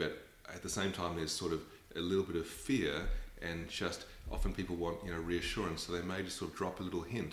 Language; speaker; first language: English; native; English